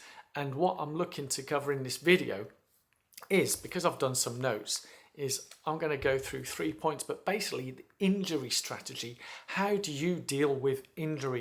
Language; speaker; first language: English; native; English